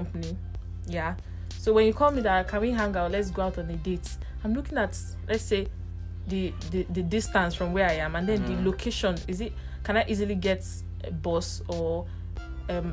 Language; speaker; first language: English; non-native, local second language; Igbo